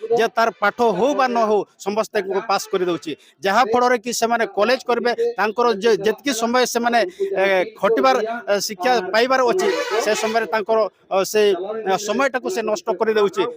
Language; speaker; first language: Odia; non-native, local second language; Santali